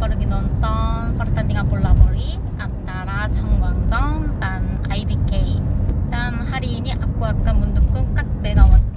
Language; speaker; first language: Indonesian; non-native, fluent; Korean